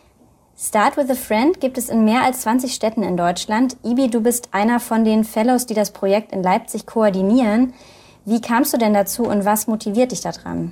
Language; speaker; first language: German; native; German